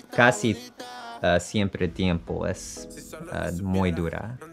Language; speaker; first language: Spanish; non-native, learner; English